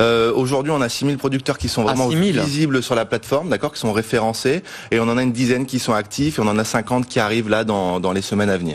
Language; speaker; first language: French; native; French